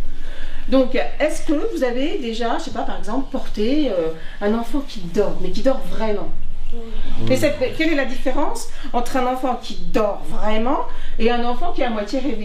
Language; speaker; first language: French; native; French